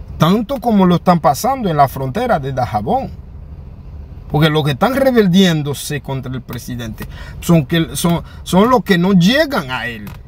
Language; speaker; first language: Spanish; non-native, fluent; Haitian Creole